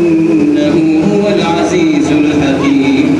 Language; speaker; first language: Arabic; native; Arabic